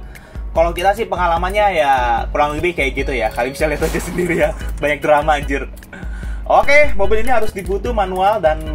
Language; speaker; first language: Indonesian; native; Indonesian